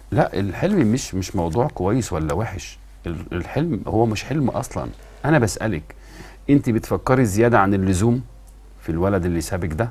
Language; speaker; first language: Arabic; native; Arabic